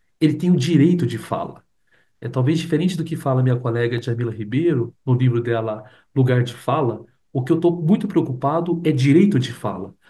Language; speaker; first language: Portuguese; native; Portuguese